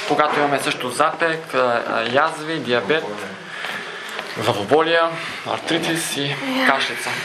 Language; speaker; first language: Bulgarian; native; Bulgarian